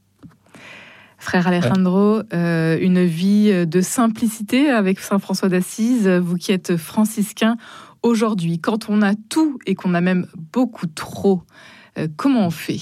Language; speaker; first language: French; native; French